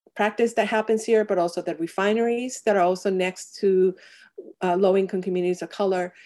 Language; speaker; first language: English; non-native, fluent; Spanish